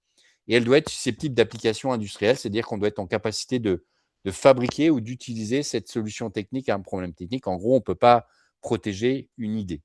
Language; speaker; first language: French; native; French